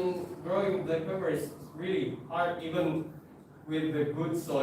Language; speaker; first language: English; non-native, fluent; Indonesian